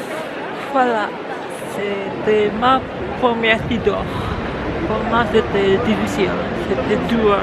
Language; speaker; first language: French; non-native, fluent; Indonesian